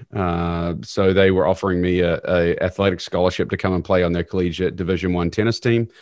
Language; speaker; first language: English; native; English